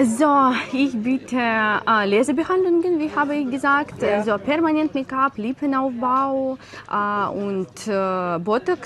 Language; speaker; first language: German; non-native, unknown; Ukrainian